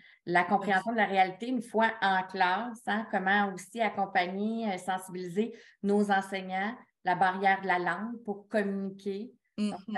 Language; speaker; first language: French; native; French